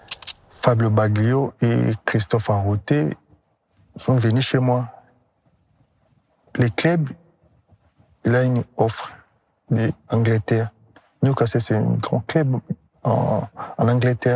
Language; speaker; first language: French; non-native, local second language; Lingala